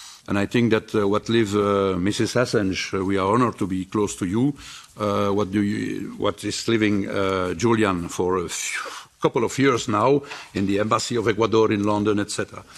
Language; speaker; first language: English; non-native, fluent; French